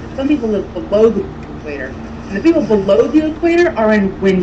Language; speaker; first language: English; native; English